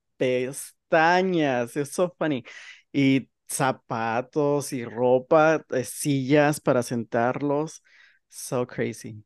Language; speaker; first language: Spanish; early bilingual, heritage; Spanish